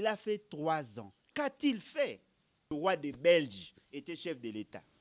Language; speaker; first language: French; non-native, local second language; Lingala